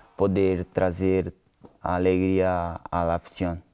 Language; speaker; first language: Spanish; non-native, learner; Portuguese